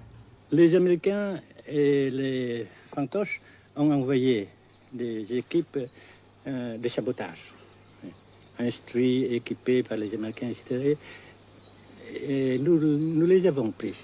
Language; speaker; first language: French; non-native, local second language; Vietnamese